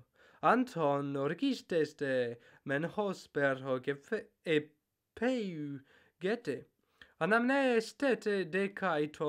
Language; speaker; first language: Greek; non-native, fluent; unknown